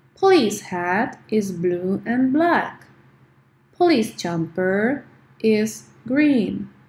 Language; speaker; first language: English; non-native, fluent; Czech